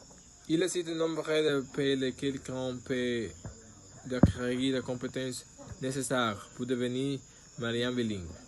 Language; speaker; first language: French; non-native, learner; Spanish